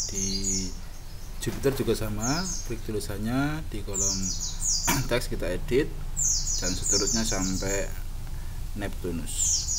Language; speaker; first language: Indonesian; native; Indonesian